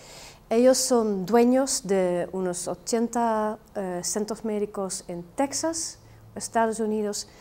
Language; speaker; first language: Spanish; non-native, fluent; Dutch